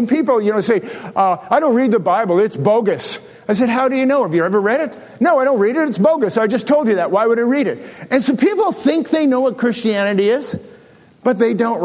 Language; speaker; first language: English; native; English